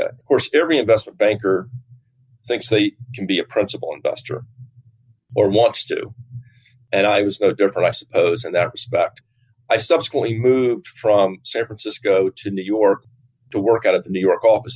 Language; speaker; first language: English; native; English